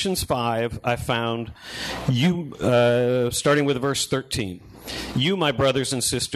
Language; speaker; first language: English; native; English